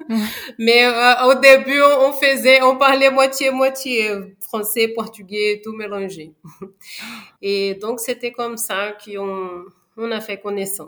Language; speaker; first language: French; non-native, fluent; Portuguese